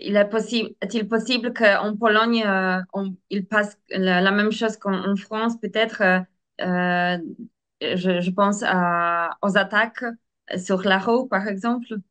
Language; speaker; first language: French; non-native, learner; Polish